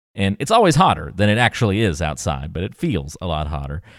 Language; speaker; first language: English; native; English